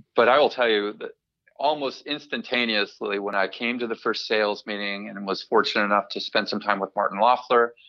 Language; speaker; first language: English; native; English